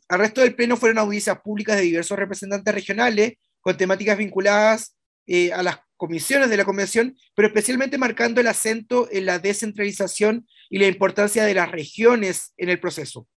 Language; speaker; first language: Spanish; native; Spanish